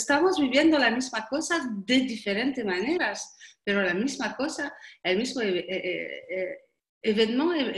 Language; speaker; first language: Spanish; non-native, learner; French